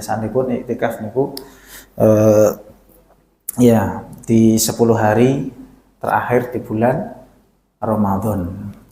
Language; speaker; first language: Indonesian; non-native, local second language; Javanese